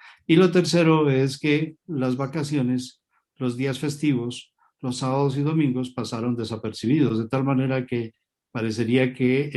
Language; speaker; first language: Spanish; native; Spanish